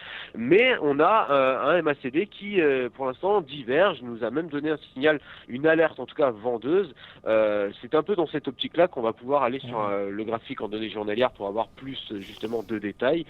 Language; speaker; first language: French; native; French